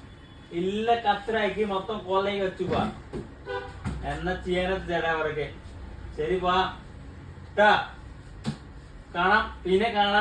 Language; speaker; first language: Malayalam; non-native, learner; Hindi